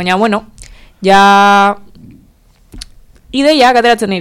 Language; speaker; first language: Basque; non-native, local second language; Spanish